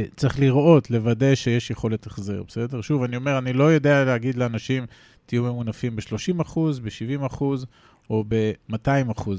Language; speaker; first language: Hebrew; native; Hebrew